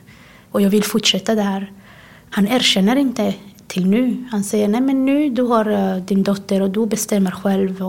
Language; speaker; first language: Swedish; non-native, fluent; Somali